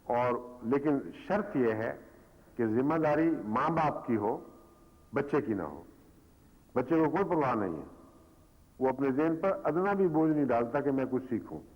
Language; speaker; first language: Urdu; native; Urdu